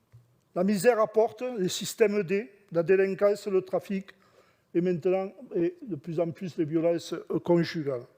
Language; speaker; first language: French; native; French